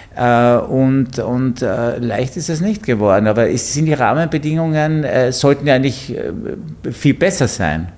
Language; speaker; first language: German; native; German